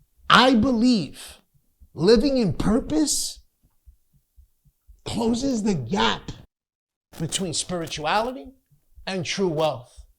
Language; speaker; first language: English; native; English